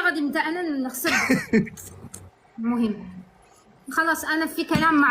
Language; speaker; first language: Arabic; non-native, learner; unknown